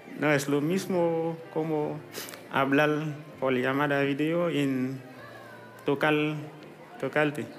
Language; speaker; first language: Spanish; non-native, learner; Haitian Creole